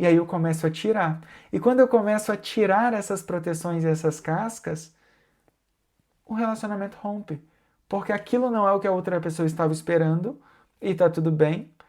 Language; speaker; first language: Portuguese; native; Portuguese